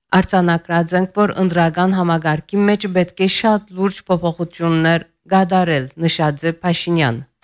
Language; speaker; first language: Armenian; early bilingual, heritage; Armenian